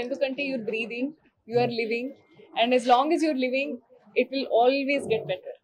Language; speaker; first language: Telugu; non-native, fluent; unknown